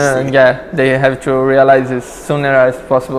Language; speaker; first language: English; non-native, learner; Portuguese